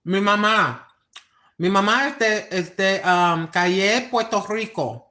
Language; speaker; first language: Spanish; early bilingual, heritage; Spanish